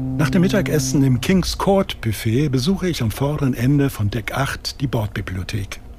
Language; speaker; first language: German; native; German